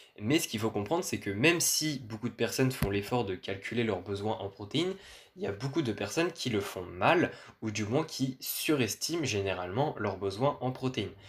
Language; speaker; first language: French; native; French